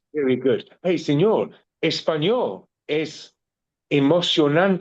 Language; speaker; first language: Spanish; non-native, learner; English